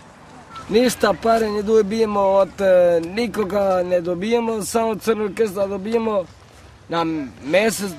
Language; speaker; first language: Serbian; non-native, local second language; Romany